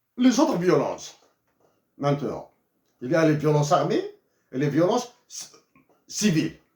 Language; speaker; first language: French; non-native, local second language; Kabyle